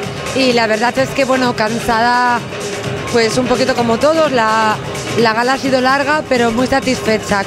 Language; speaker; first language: Spanish; native; Spanish